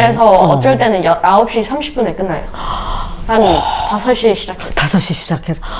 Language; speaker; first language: Korean; early bilingual, other home language; English